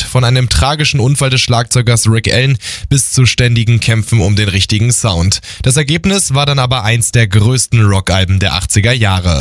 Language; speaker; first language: German; native; German